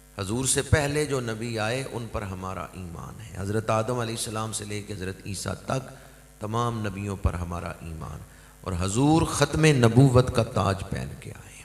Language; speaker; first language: Urdu; non-native, local second language; Punjabi